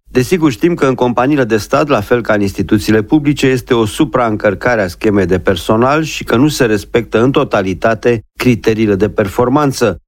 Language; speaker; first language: Romanian; native; Romanian